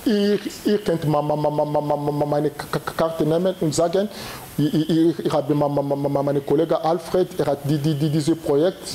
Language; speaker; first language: German; non-native, learner; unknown